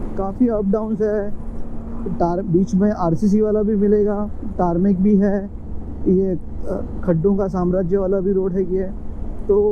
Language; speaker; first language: Hindi; non-native, local second language; Marathi